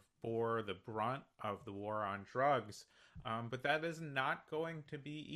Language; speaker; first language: English; native; English